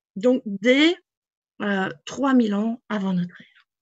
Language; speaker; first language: French; native; French